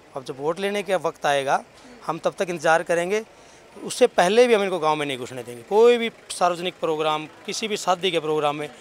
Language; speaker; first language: Hindi; native; Hindi